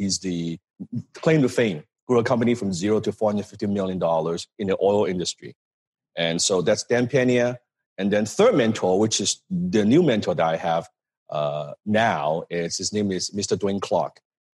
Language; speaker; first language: English; non-native, local second language; Cantonese